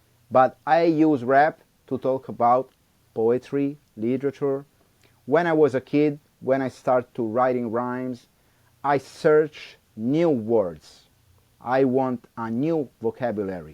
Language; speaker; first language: English; non-native, learner; Italian